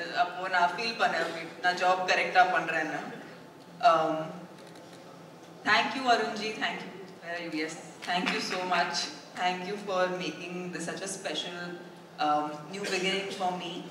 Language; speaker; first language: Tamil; non-native, fluent; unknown